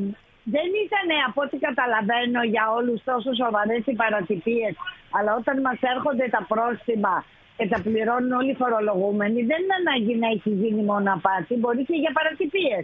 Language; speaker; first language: Greek; native; Greek